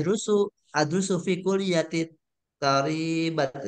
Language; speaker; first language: Arabic; non-native, learner; Indonesian